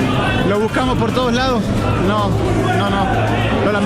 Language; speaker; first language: Spanish; native; Spanish